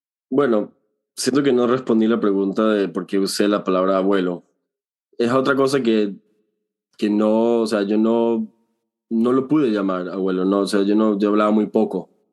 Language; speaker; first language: Spanish; early bilingual, heritage; Spanish